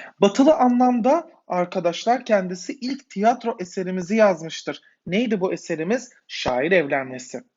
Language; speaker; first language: Turkish; native; Turkish